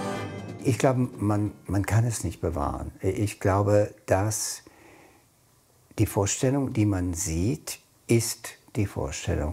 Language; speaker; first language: German; non-native, fluent; English